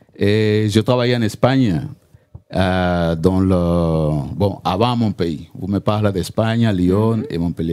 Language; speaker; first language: French; non-native, learner; Spanish